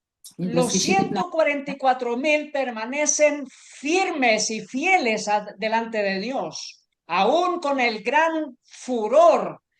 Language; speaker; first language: Spanish; native; Spanish